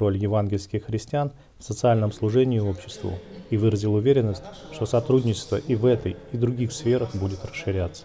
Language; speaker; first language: Russian; native; Russian